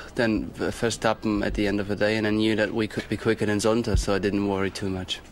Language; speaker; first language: English; non-native, fluent; German